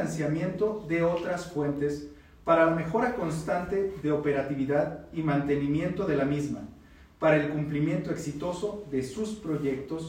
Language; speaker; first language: Spanish; native; Spanish